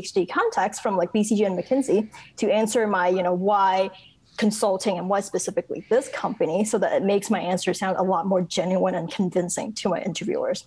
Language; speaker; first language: English; non-native, local second language; Cantonese